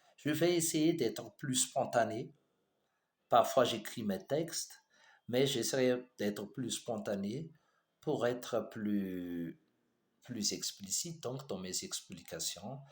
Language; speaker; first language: French; non-native, local second language; Malagasy